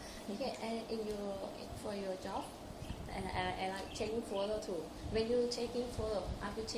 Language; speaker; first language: English; non-native, local second language; Thai